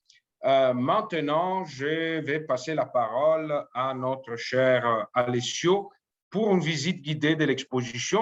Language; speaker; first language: French; native; French